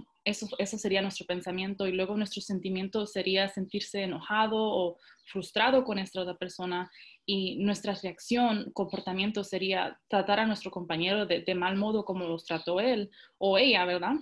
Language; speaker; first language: Spanish; early bilingual, heritage; Spanish